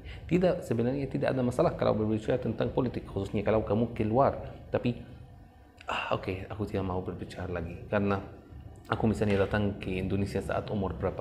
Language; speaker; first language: Indonesian; non-native, fluent; Arabic